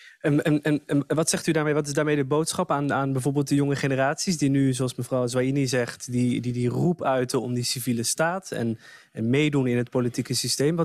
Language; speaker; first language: Dutch; native; Dutch